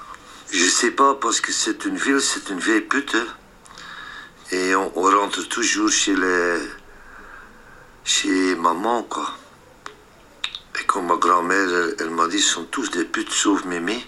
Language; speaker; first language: French; non-native, local second language; Dutch